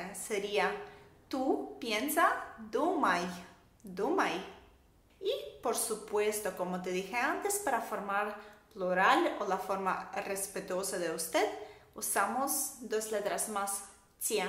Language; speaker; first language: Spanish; non-native, fluent; Russian